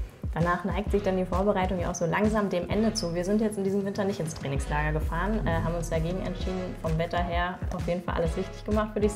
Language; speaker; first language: German; native; German